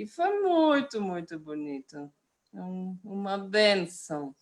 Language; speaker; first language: Portuguese; non-native, fluent; German